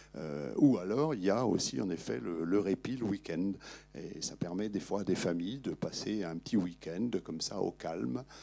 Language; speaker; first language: French; native; French